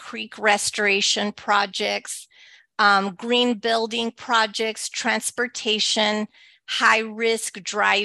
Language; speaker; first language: English; early bilingual, other home language; Spanish